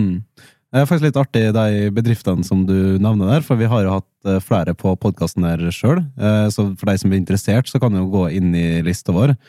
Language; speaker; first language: Norwegian; native; Norwegian